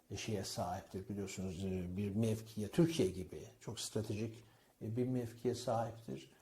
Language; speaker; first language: Turkish; non-native, fluent; Persian